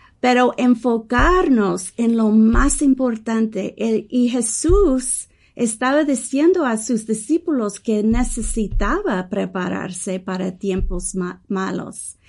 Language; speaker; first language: Spanish; early bilingual, heritage; English